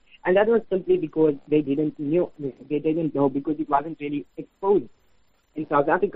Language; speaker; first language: English; native; English